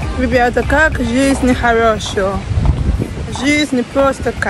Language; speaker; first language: Russian; non-native, learner; English